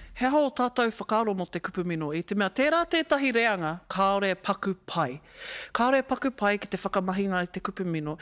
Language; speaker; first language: Māori; non-native, local second language; English